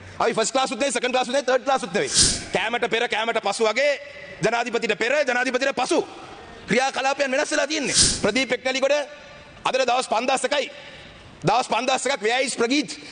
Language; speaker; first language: Sinhala; non-native, local second language; Tamil